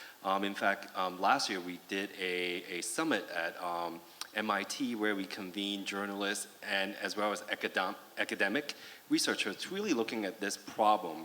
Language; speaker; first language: English; non-native, fluent; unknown